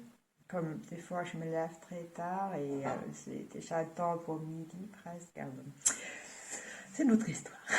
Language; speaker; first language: French; non-native, fluent; German